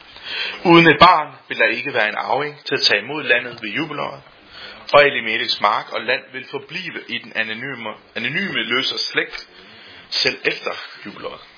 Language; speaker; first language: Danish; native; Danish